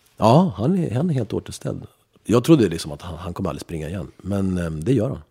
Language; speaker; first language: Swedish; early bilingual, other home language; Spanish